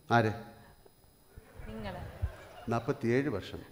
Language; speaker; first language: Tamil; non-native, learner; Malayalam